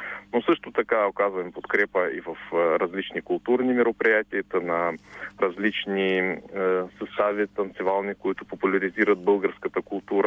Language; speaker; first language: Bulgarian; early bilingual, heritage; Bulgarian